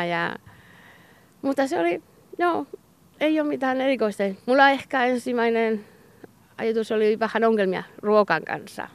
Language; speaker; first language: Finnish; non-native, learner; Basque